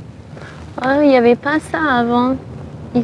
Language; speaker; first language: French; early bilingual, other home language; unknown